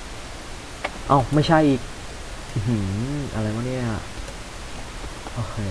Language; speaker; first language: Thai; native; Thai